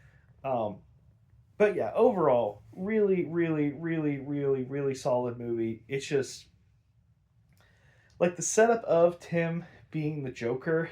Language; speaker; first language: English; native; English